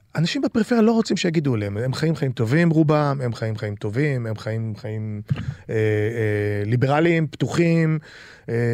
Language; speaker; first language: Hebrew; early bilingual, other home language; Arabic